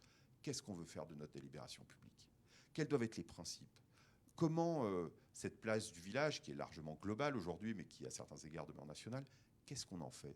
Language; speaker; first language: French; native; French